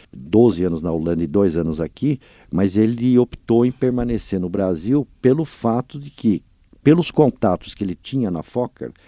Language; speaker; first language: Portuguese; early bilingual, other home language; Dutch